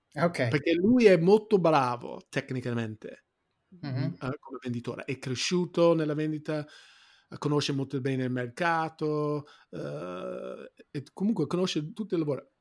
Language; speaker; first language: Italian; non-native, fluent; English